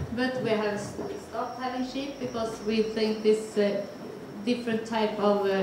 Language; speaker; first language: English; non-native, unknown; Swedish